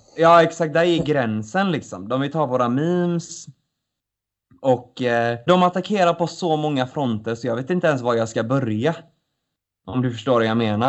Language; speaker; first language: Swedish; native; Swedish